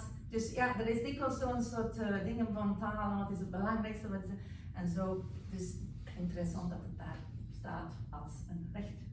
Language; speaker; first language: Dutch; non-native, fluent; English